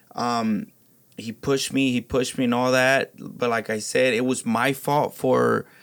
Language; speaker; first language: English; early bilingual, other home language; Spanish